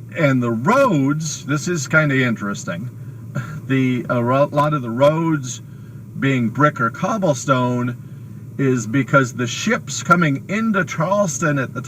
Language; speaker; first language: English; native; English